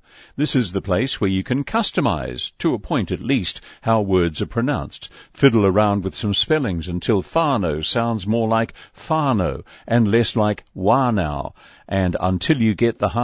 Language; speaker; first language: English; native; English